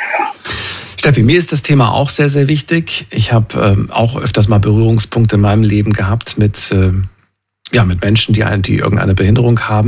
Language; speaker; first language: German; native; German